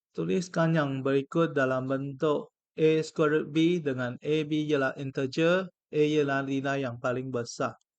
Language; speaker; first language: Malay; non-native, local second language; Chinese